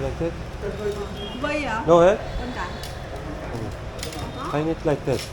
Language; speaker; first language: English; non-native, learner; Turkish